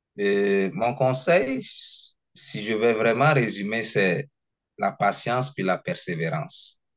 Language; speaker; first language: French; non-native, local second language; Ewe